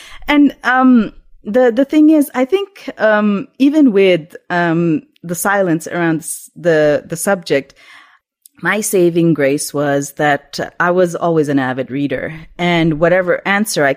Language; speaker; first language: English; non-native, local second language; Urdu